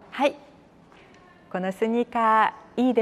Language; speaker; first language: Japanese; non-native, learner; Korean